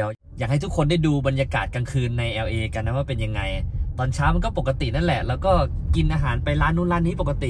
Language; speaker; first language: Thai; native; Thai